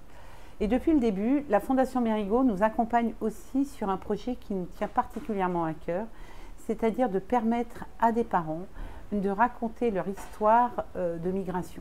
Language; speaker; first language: French; native; French